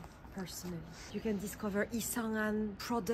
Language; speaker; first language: English; non-native, learner; French